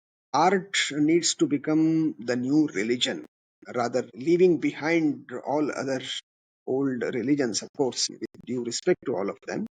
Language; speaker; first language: English; non-native, local second language; Kannada